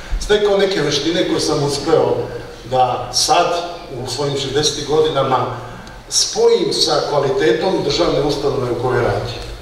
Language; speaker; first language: Serbian; native; Serbian